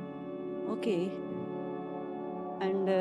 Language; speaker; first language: English; non-native, learner; Punjabi